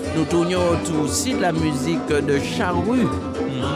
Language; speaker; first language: French; native; French